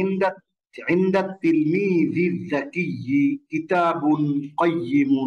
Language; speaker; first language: Arabic; non-native, fluent; Bangla